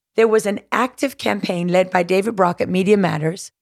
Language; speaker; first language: English; native; English